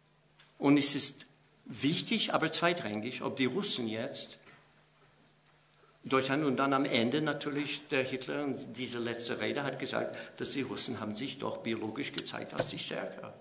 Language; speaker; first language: German; non-native, fluent; English